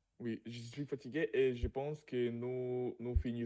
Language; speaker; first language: French; non-native, learner; Russian